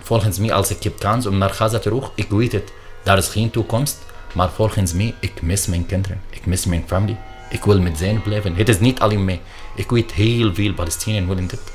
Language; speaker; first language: Dutch; non-native, learner; Arabic